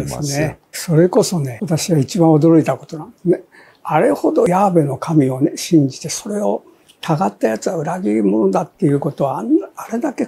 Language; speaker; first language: Japanese; native; Japanese